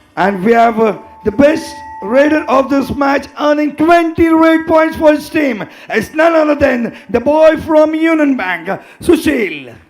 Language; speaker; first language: English; non-native, local second language; Marathi